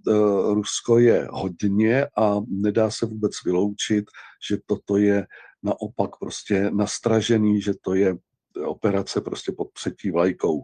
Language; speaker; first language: Czech; native; Czech